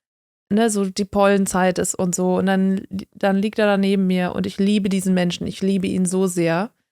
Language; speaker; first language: German; native; German